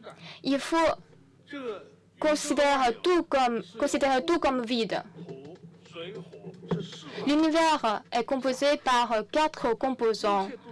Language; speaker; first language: French; non-native, fluent; Chinese